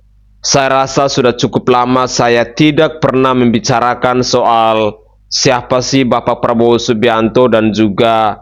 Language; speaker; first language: Indonesian; native; Indonesian